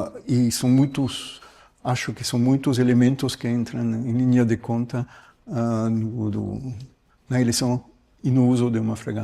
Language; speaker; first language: Portuguese; non-native, fluent; French